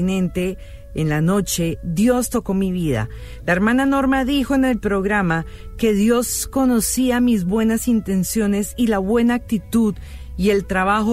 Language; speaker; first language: Spanish; native; Spanish